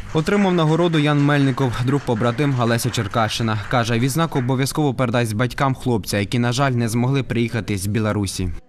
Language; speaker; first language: Ukrainian; native; Ukrainian